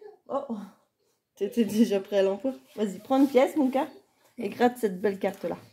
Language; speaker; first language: French; native; French